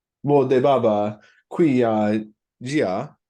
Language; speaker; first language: Chinese; non-native, learner; English